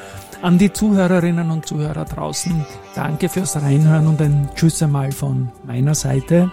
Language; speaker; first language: German; native; German